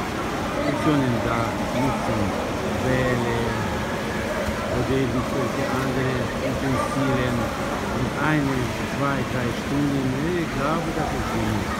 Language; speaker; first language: German; non-native, learner; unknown